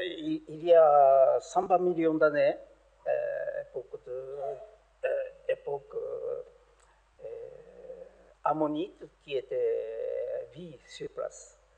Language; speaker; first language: French; non-native, learner; Japanese